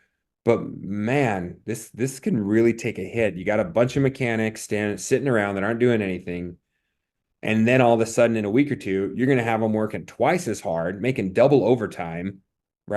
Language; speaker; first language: English; native; English